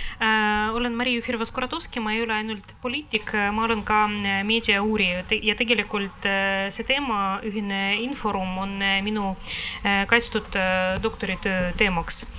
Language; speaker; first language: Estonian; non-native, local second language; Russian